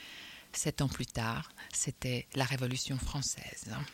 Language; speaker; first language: French; native; French